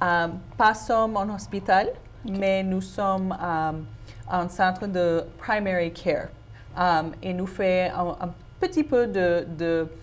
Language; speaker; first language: Haitian Creole; non-native, learner; English